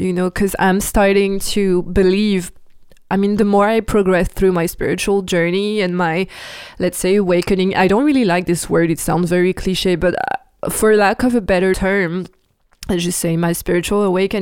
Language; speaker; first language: English; non-native, fluent; French